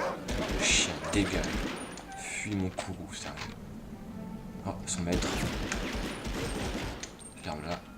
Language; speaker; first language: French; native; French